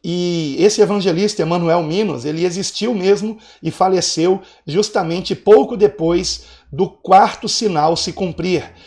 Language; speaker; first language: Portuguese; native; Portuguese